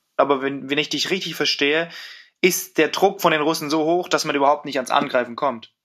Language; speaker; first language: German; native; German